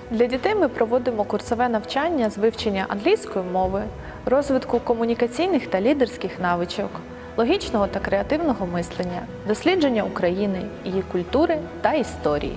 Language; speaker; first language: Ukrainian; native; Ukrainian